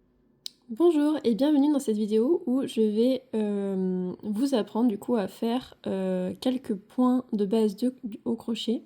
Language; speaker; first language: French; native; French